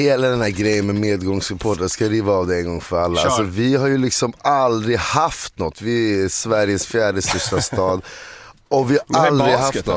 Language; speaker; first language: Swedish; native; Swedish